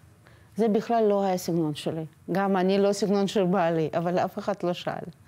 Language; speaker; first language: Hebrew; non-native, fluent; Russian